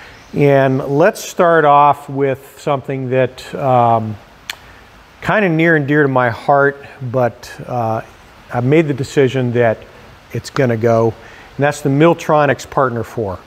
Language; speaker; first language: English; native; English